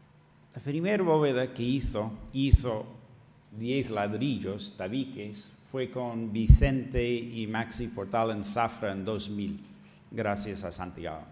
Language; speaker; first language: Spanish; non-native, fluent; English